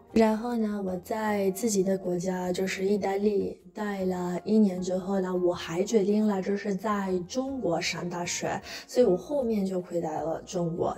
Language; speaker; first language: Chinese; non-native, fluent; Italian